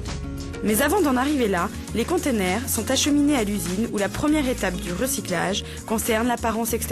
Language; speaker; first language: French; native; French